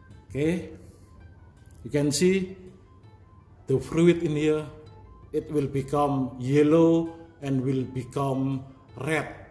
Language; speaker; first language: English; non-native, learner; Indonesian